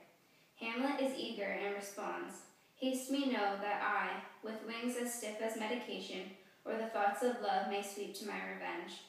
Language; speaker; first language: English; native; English